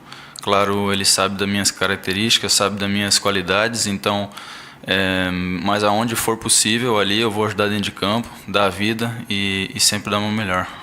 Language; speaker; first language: Portuguese; early bilingual, heritage; Portuguese